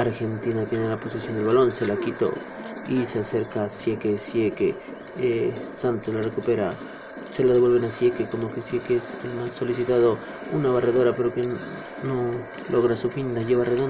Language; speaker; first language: Spanish; native; Spanish